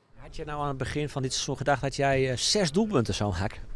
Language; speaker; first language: Dutch; native; Dutch